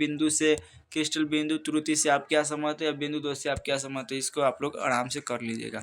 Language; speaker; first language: Hindi; native; Hindi